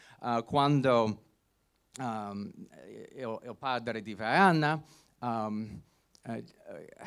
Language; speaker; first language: Italian; non-native, learner; English